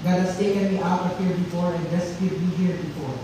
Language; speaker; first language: English; non-native, local second language; Filipino